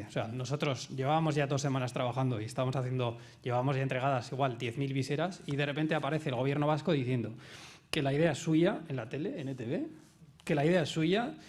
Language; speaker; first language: Spanish; native; Spanish